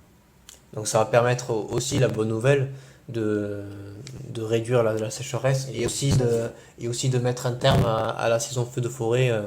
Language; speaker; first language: French; native; French